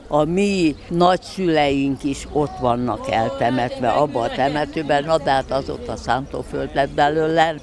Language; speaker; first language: Hungarian; native; Hungarian